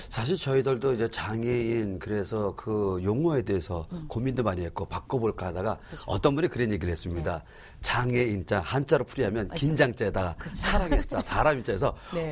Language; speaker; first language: Korean; native; Korean